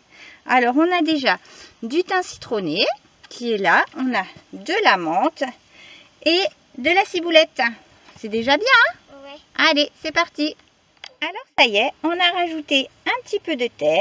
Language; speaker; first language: French; native; French